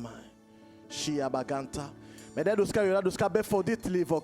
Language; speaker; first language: Swedish; non-native, learner; Lingala